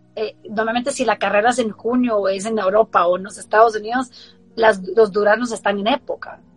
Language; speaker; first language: Spanish; early bilingual, heritage; Spanish